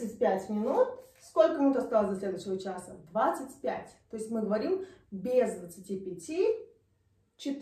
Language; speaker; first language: Russian; native; Russian